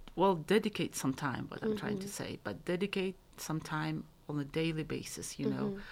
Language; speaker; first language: English; non-native, fluent; Mongolian